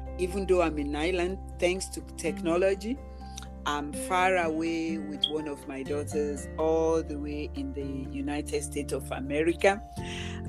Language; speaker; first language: English; non-native, local second language; Yoruba